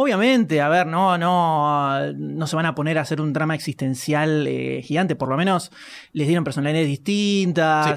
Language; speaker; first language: Spanish; native; Spanish